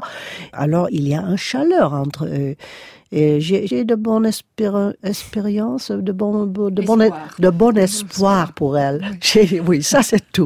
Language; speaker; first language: French; non-native, fluent; Dutch